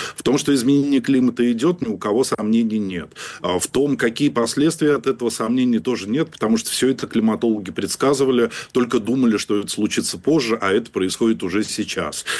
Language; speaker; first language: Russian; native; Russian